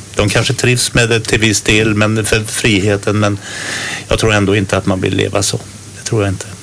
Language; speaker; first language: Swedish; native; Swedish